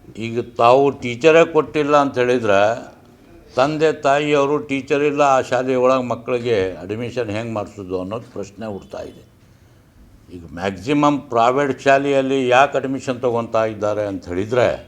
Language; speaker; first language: Kannada; non-native, local second language; Urdu